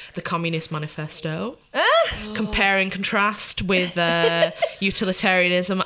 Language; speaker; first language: English; native; English